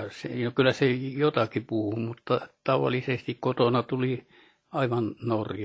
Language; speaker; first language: Finnish; early bilingual, heritage; Norwegian